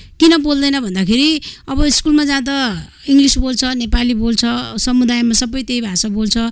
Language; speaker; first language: Nepali; non-native, local second language; Gurung